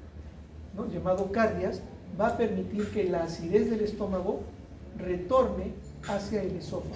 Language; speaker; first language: Spanish; native; Spanish